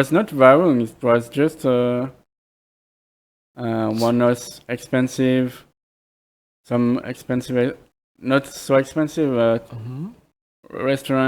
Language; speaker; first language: English; non-native, fluent; French